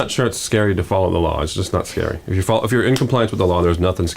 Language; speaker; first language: English; native; English